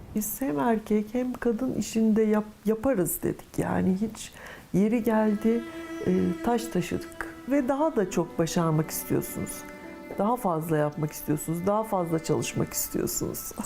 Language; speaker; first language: Turkish; native; Turkish